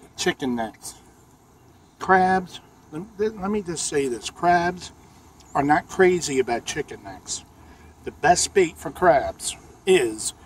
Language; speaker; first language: English; native; English